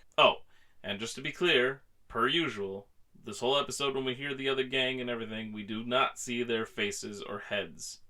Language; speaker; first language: English; native; English